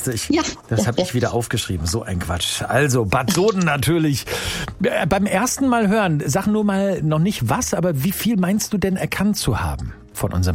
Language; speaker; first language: German; native; German